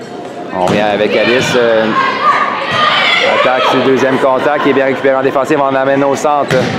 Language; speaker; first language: French; native; French